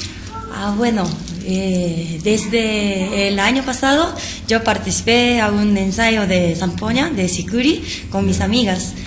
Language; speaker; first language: Spanish; non-native, learner; Japanese